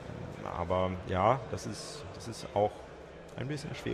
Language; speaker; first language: German; non-native, fluent; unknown